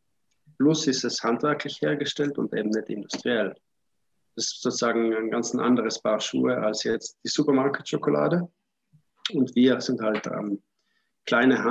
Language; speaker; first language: German; native; German